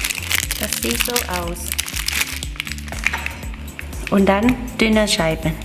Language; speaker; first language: German; non-native, learner; Vietnamese